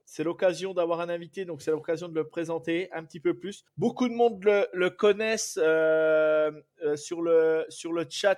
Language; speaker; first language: French; native; French